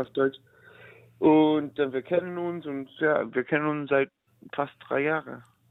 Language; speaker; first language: German; non-native, learner; English